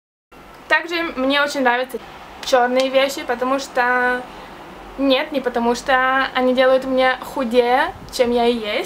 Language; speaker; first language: Russian; early bilingual, heritage; Russian